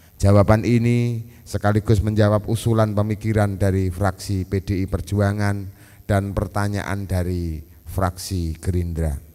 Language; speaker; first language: Indonesian; native; Indonesian